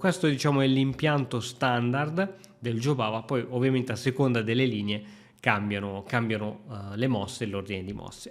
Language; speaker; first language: Italian; native; Italian